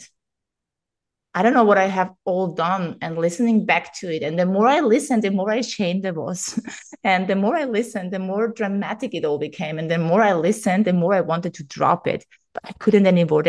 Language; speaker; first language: English; non-native, fluent; German